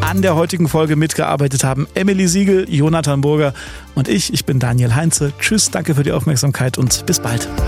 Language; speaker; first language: German; native; German